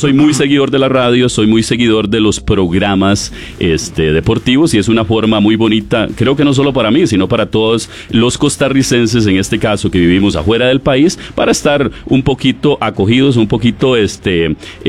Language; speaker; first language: Spanish; native; Spanish